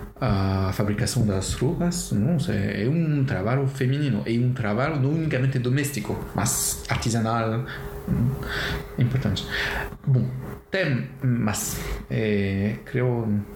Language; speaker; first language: Portuguese; non-native, learner; French